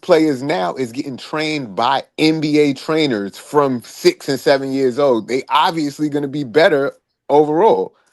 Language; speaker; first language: English; native; English